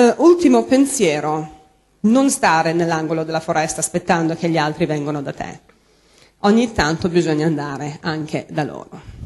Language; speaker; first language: Italian; non-native, fluent; English